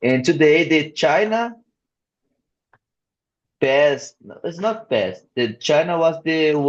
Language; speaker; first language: English; non-native, learner; Portuguese